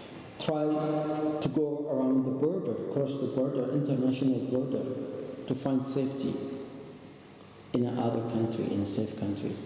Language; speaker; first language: English; non-native, learner; Arabic